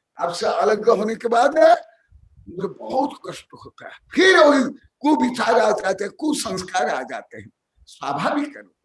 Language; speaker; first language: Hindi; non-native, local second language; Odia